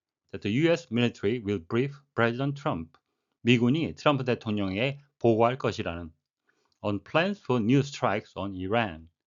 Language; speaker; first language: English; non-native, fluent; Korean